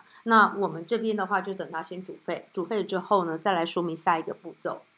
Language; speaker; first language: Chinese; native; Chinese